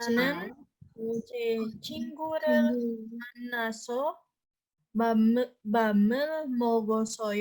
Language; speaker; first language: Korean; non-native, learner; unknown